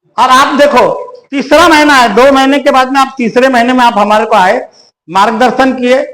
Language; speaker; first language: Hindi; native; Hindi